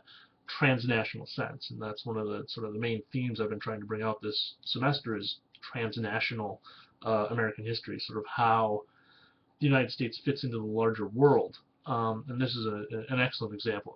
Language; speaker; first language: English; native; English